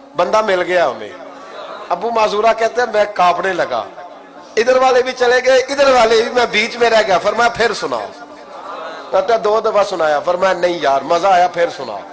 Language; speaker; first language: Urdu; non-native, local second language; Punjabi